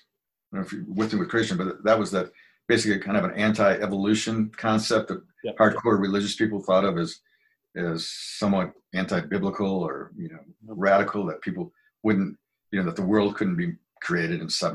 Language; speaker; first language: English; native; English